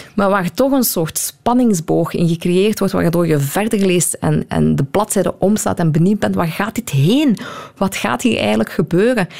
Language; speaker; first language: Dutch; native; Dutch